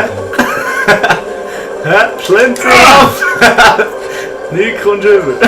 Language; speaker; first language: German; native; German